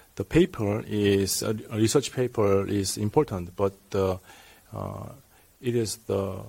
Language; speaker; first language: English; non-native, learner; Korean